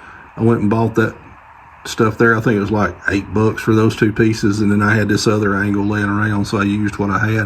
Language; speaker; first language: English; native; English